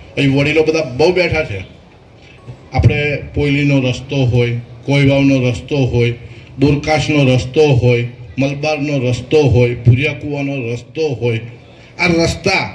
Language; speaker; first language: Gujarati; native; Gujarati